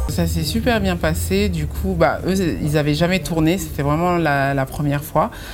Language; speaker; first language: French; non-native, local second language; Fula